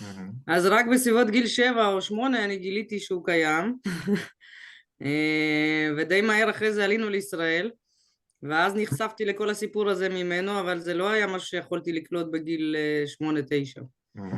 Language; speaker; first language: Hebrew; early bilingual, other home language; Russian